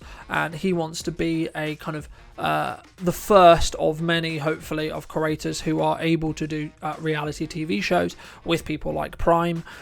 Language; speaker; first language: English; native; English